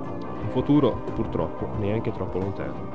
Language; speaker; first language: Italian; native; Italian